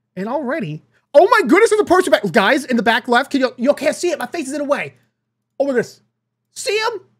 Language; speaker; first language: English; native; English